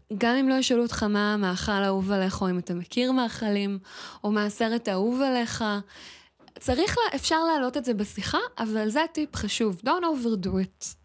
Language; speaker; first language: Hebrew; native; Hebrew